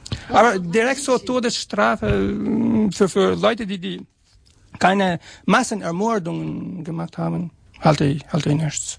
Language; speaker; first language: German; non-native, fluent; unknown